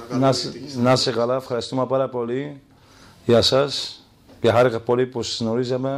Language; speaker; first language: Greek; non-native, learner; Kurdish